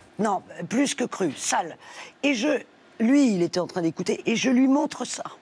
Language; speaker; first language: French; early bilingual, other home language; Spanish